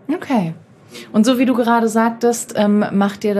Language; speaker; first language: German; native; German